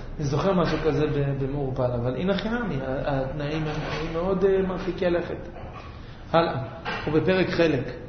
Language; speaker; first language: Hebrew; native; Hebrew